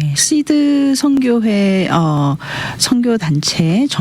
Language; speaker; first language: Korean; native; Korean